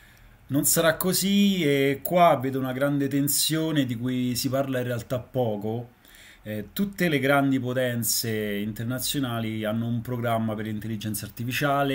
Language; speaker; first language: Italian; native; Italian